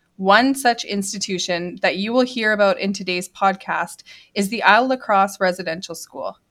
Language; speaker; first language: English; native; English